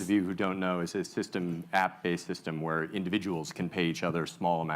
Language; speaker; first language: English; native; English